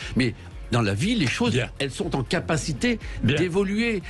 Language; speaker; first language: French; native; French